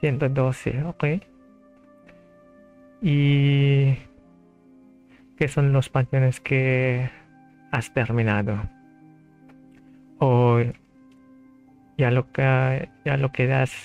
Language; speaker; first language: Spanish; non-native, fluent; Filipino